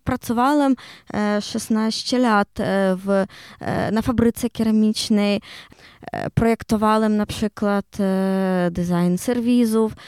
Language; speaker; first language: Polish; non-native, learner; Ukrainian